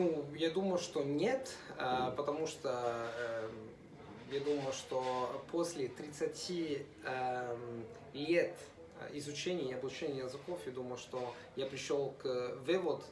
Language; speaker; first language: Russian; non-native, fluent; Italian